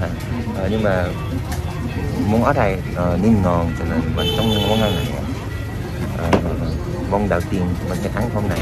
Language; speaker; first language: Vietnamese; non-native, learner; Korean